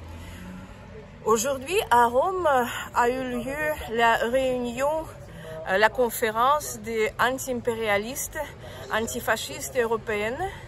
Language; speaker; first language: French; non-native, fluent; Russian